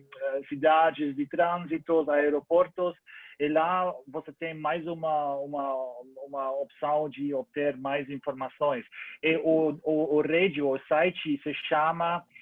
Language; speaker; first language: Portuguese; non-native, learner; German